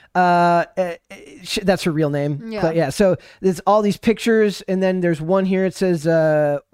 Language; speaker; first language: English; native; English